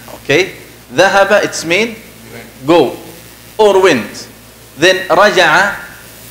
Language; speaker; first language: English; non-native, fluent; Arabic